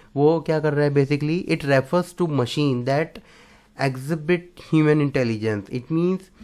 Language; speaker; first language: Hindi; native; Hindi